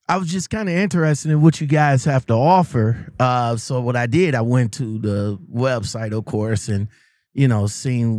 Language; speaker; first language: English; native; English